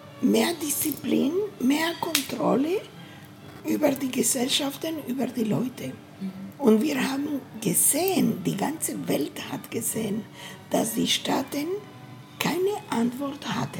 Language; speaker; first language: German; non-native, learner; Spanish